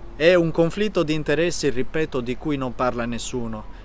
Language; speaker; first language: Italian; native; Italian